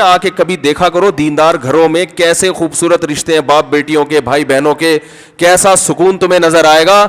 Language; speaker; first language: Urdu; native; Urdu